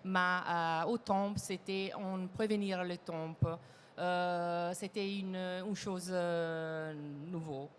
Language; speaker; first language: French; non-native, fluent; Italian